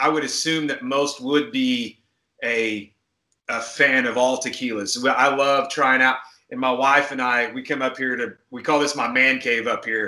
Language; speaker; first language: English; native; English